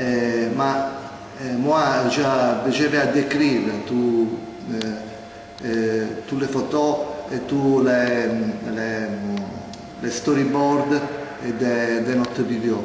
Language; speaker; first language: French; non-native, learner; Italian